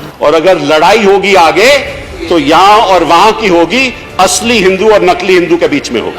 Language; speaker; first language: Hindi; native; Hindi